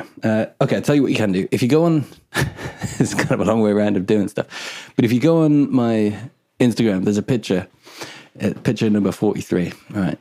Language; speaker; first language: English; native; English